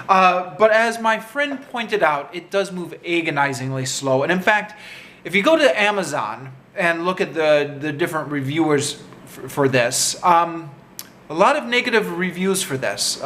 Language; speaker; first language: English; native; English